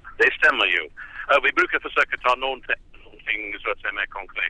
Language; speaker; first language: Swedish; non-native, fluent; English